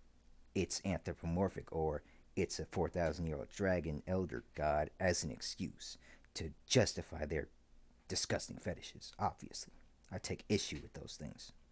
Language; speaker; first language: English; native; English